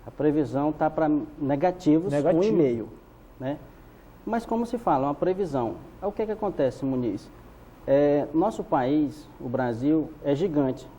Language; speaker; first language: Portuguese; native; Portuguese